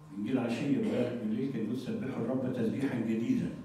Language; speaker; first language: Arabic; native; Arabic